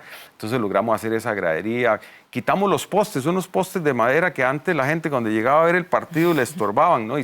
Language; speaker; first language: Spanish; native; Spanish